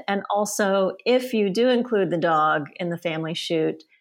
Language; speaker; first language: English; early bilingual, other home language; Polish